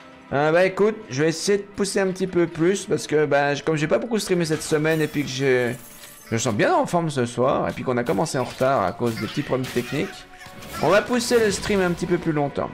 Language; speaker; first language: French; native; French